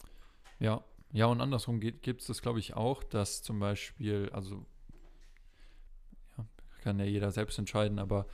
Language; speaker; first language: German; native; German